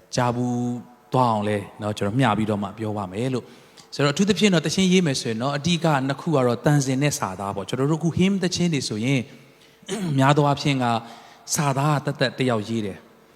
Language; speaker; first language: Burmese; non-native, local second language; Tedim Chin